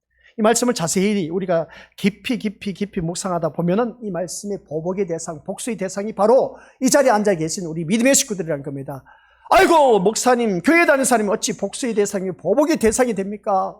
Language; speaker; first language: Korean; native; Korean